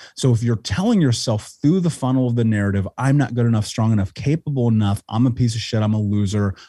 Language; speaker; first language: English; native; English